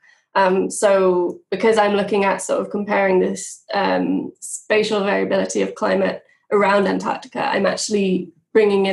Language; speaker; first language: English; native; English